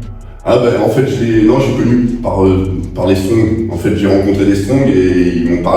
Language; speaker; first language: French; native; French